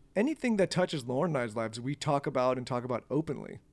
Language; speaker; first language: English; native; English